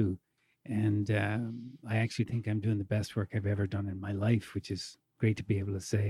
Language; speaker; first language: English; native; English